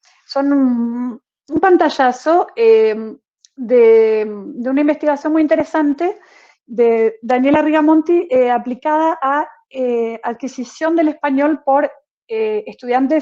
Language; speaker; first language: Spanish; native; Spanish